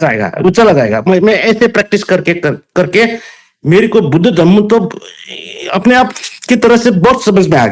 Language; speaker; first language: Hindi; non-native, local second language; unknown